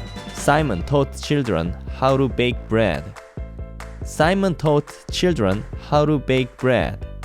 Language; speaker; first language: English; non-native, fluent; Korean